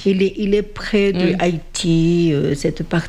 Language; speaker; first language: French; non-native, fluent; Spanish